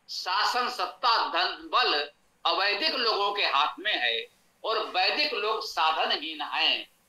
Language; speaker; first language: Hindi; native; Hindi